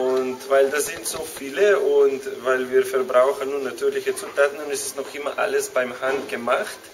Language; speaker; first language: German; non-native, fluent; Slovenian